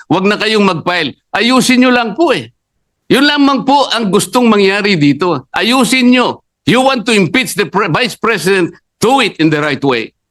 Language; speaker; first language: Filipino; native; Filipino